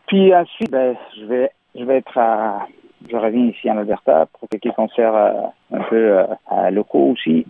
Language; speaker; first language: French; non-native, fluent; Spanish